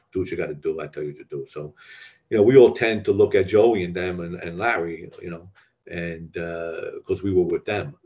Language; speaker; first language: English; native; English